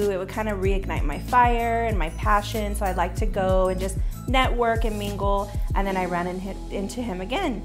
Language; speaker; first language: English; native; English